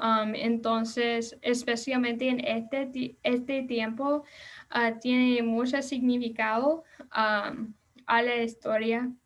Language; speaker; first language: Spanish; non-native, learner; English